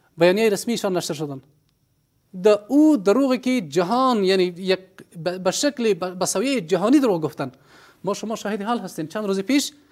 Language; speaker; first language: Persian; non-native, local second language; Pashto